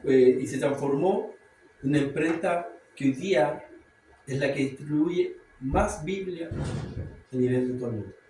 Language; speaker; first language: Spanish; native; Spanish